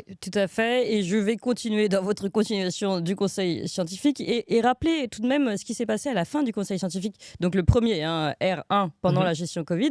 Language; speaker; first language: French; native; French